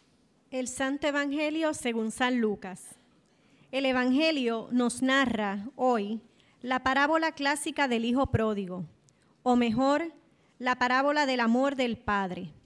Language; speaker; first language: Spanish; native; Spanish